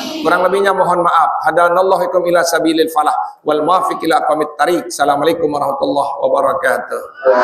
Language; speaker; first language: Indonesian; non-native, local second language; Sasak